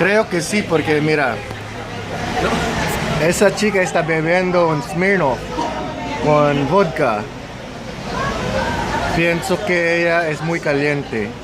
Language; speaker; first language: Spanish; non-native, fluent; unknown